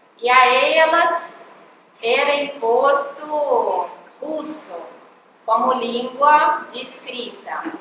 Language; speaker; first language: Portuguese; non-native, fluent; Russian